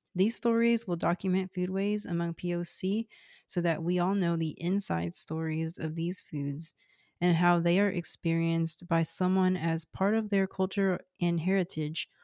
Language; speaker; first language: English; early bilingual, other home language; Cantonese